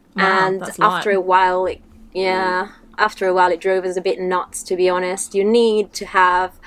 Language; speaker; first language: English; non-native, fluent; Italian